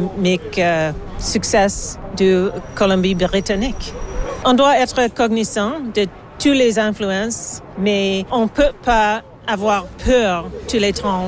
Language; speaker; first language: French; non-native, local second language; English